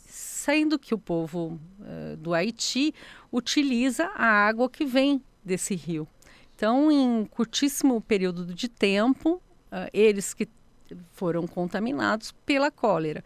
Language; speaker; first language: Portuguese; native; Portuguese